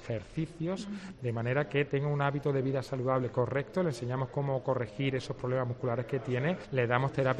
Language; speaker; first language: Spanish; native; Spanish